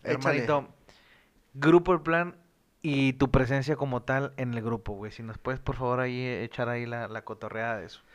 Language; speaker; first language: Spanish; native; Spanish